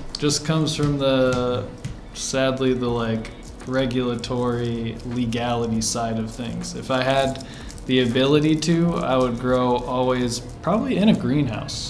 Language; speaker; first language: English; native; English